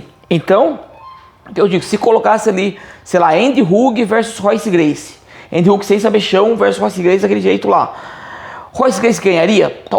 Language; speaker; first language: Portuguese; native; Portuguese